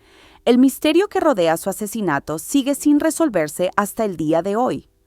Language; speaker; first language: Spanish; native; Spanish